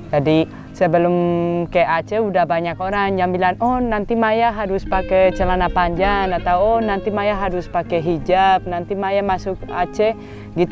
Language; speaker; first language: Indonesian; non-native, fluent; Basque